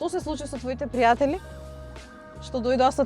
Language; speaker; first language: Macedonian; native; Macedonian